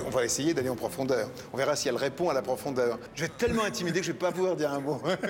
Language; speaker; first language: French; native; French